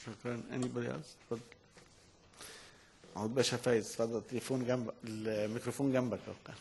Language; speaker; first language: Arabic; native; Arabic